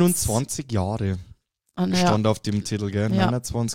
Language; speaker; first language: German; native; German